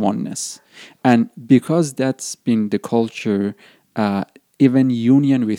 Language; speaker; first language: English; non-native, fluent; Persian